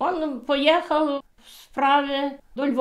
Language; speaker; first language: Polish; early bilingual, heritage; Polish